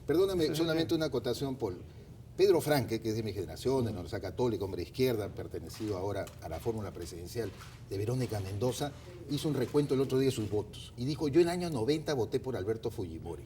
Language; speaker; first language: Spanish; native; Spanish